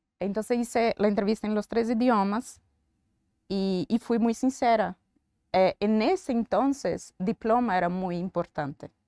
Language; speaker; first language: Spanish; non-native, fluent; Portuguese